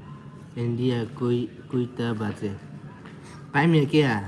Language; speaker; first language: Hindi; non-native, local second language; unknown